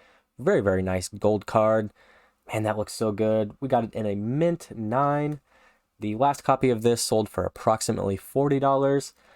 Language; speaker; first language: English; native; English